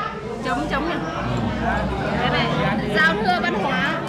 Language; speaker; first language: Vietnamese; non-native, fluent; Lao